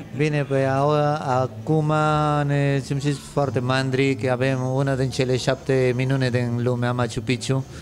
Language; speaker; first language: Romanian; non-native, fluent; Spanish